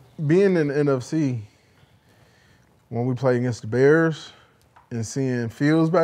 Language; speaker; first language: English; native; English